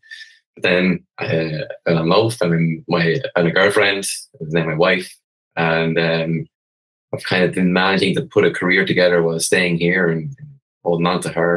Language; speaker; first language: English; native; English